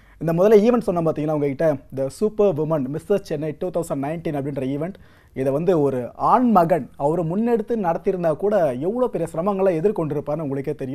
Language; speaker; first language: Tamil; native; Tamil